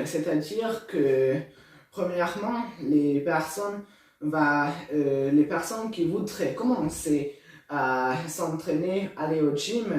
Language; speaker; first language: French; non-native, learner; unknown